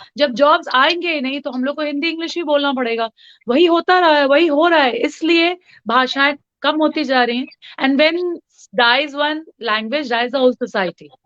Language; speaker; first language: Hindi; non-native, local second language; Bhojpuri